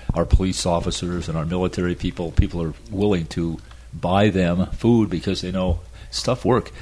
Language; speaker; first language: English; native; English